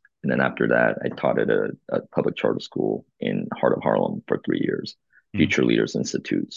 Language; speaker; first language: English; early bilingual, other home language; Korean